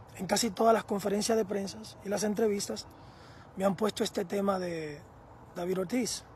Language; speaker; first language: Spanish; early bilingual, heritage; Spanish